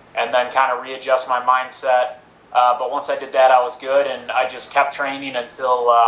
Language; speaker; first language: English; early bilingual, other home language; Spanish